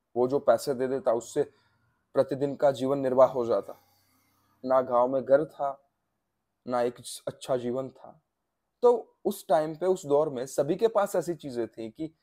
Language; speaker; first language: Hindi; non-native, local second language; Gujarati